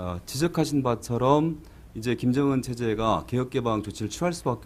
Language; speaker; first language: Korean; native; Korean